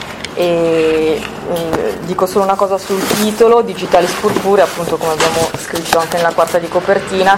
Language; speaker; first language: Italian; native; Italian